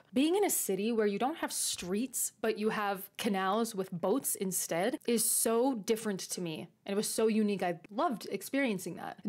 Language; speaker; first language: English; native; English